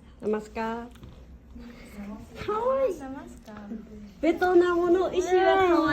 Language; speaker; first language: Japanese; non-native, learner; Vietnamese